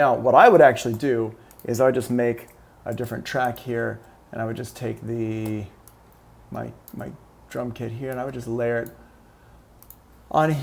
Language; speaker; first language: English; native; English